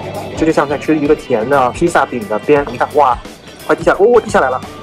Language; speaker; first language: Chinese; native; Chinese